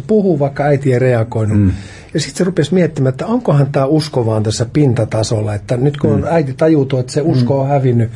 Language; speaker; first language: Finnish; native; Finnish